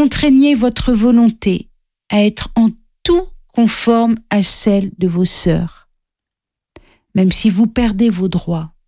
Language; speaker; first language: French; native; French